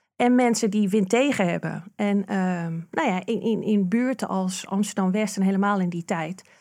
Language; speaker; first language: Dutch; native; Dutch